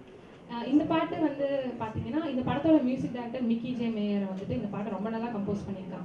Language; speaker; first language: Tamil; native; Tamil